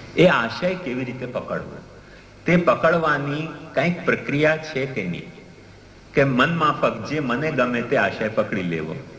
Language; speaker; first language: Gujarati; non-native, local second language; Hindi